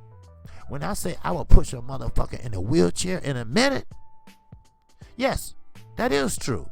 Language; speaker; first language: English; native; English